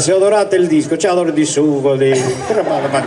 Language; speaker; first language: Italian; native; Italian